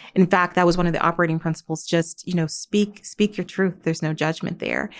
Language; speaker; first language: English; native; English